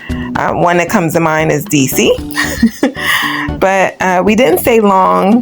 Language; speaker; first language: English; native; English